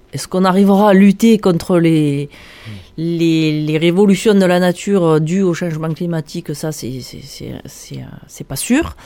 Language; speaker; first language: French; native; French